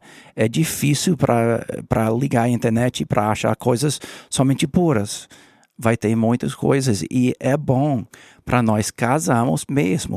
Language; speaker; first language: Portuguese; non-native, learner; English